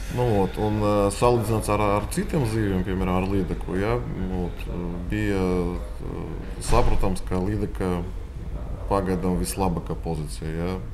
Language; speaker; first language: Latvian; non-native, local second language; Russian